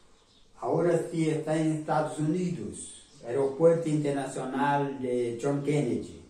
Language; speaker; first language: Spanish; non-native, learner; Portuguese